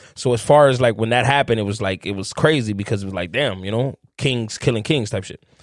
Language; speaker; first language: English; native; English